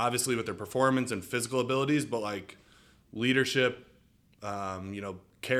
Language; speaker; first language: English; native; English